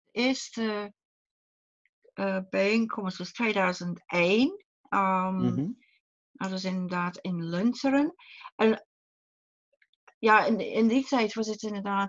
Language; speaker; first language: Dutch; non-native, fluent; English